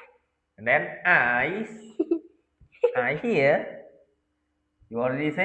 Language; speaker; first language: English; non-native, learner; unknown